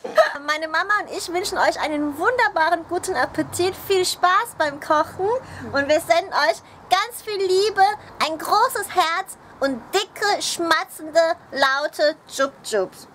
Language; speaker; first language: German; early bilingual, other home language; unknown